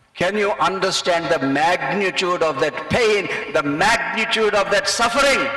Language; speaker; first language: English; non-native, local second language; Telugu